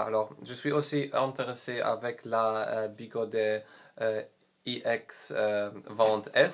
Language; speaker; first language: French; non-native, learner; Polish